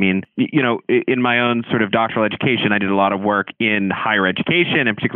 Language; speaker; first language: English; native; English